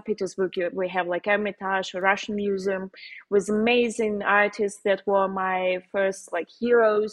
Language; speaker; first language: English; non-native, fluent; Russian